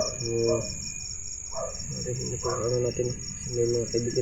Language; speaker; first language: Filipino; non-native, local second language; Cebuano